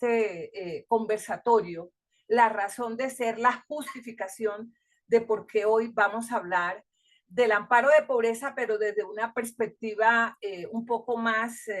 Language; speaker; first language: Spanish; native; Spanish